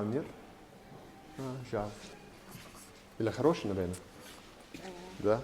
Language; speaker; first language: Russian; non-native, learner; English